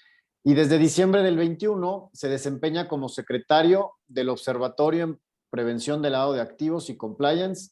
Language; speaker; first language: Spanish; native; Spanish